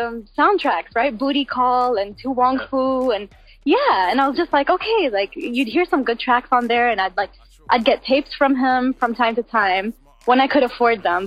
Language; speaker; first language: English; non-native, fluent; Arabic